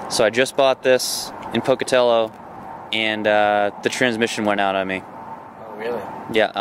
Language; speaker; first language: English; native; English